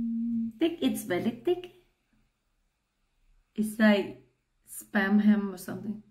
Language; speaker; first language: English; non-native, learner; Thai